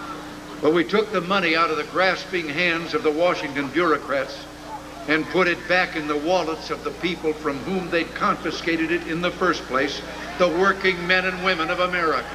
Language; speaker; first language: English; native; English